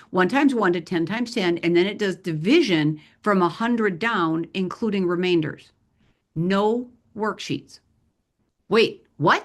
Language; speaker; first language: English; native; English